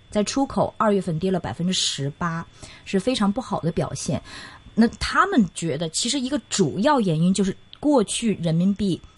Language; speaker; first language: Chinese; non-native, local second language; Cantonese